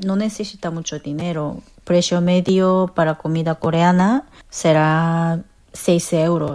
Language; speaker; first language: Spanish; non-native, fluent; Korean